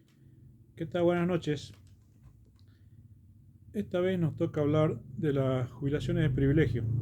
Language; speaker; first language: Spanish; native; Spanish